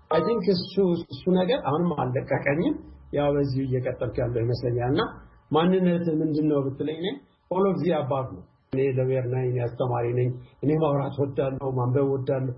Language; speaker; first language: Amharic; non-native, local second language; Tigrinya